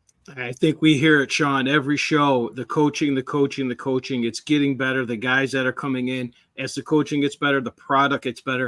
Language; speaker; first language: English; native; English